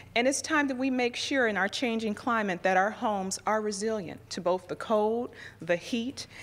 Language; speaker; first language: English; native; English